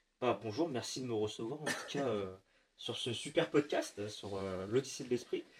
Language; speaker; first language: French; early bilingual, other home language; Vietnamese